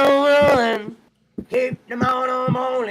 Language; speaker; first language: English; native; English